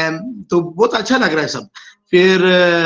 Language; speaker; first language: Hindi; non-native, local second language; Malayalam